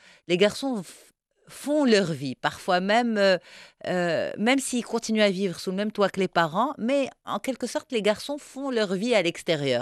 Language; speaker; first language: French; non-native, local second language; Arabic